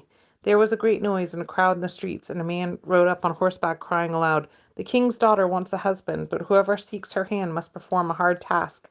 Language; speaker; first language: English; native; English